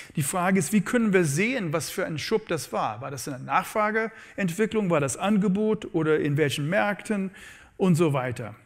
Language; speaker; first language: German; non-native, fluent; English